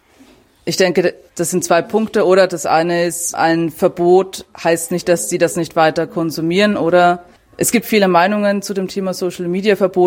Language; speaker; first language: German; native; German